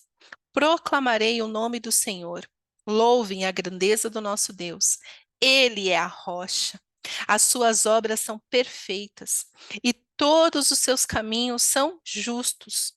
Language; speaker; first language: Portuguese; native; Portuguese